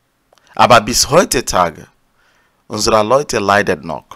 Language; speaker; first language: German; non-native, learner; Igbo